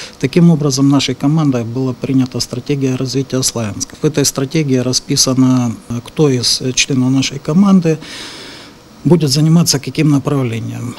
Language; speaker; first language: Russian; native; Russian